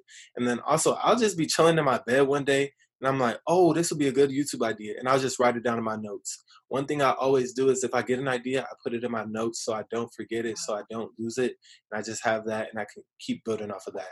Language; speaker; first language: English; native; English